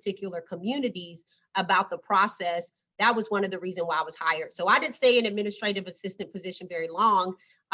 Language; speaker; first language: English; native; English